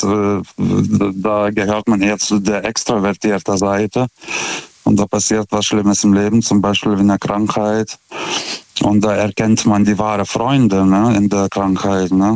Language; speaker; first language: German; non-native, fluent; Lithuanian